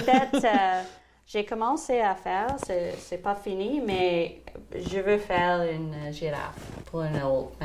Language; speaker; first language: French; non-native, local second language; English